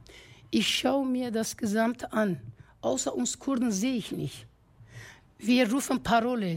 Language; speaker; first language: German; non-native, fluent; Kurdish